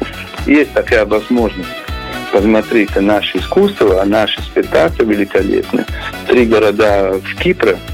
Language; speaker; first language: Russian; non-native, learner; Italian